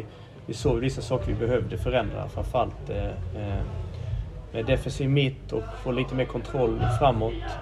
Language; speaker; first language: Swedish; native; Swedish